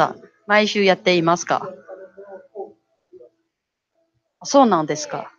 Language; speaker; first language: Japanese; non-native, fluent; Chinese